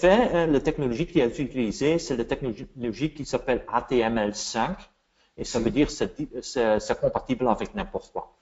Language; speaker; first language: French; non-native, fluent; Dutch